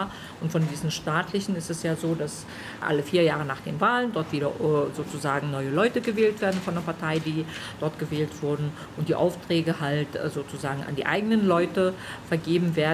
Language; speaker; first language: German; non-native, fluent; Mongolian